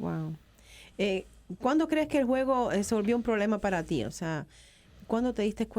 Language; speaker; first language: Spanish; native; Spanish